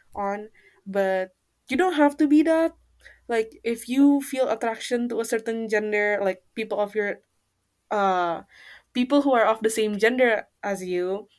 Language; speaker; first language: English; non-native, fluent; Indonesian